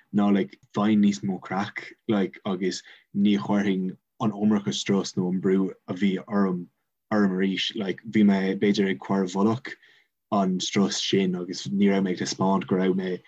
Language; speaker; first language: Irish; non-native, local second language; English